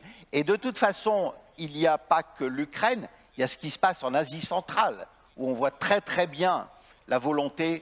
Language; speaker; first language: French; native; French